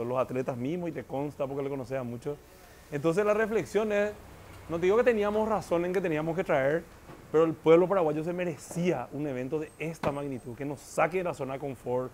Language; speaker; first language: Spanish; native; Spanish